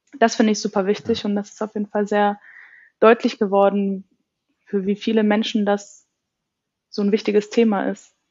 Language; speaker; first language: German; early bilingual, other home language; Turkish